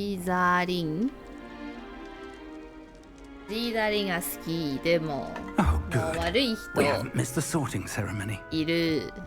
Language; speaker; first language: Japanese; non-native, learner; Chinese